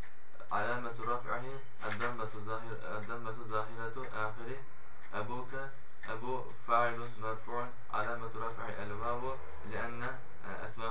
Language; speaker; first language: Arabic; non-native, learner; Turkish